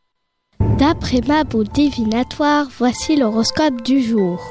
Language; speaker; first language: French; native; French